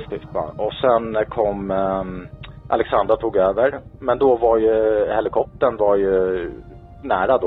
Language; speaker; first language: Swedish; native; Swedish